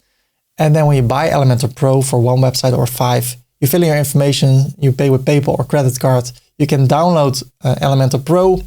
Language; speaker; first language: English; non-native, fluent; Dutch